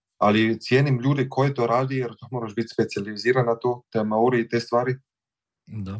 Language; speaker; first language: Serbian; early bilingual, heritage; Croatian